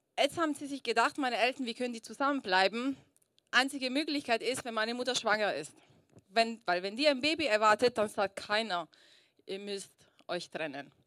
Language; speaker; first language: German; early bilingual, other home language; Italian